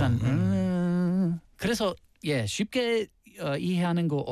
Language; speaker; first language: Korean; non-native, learner; English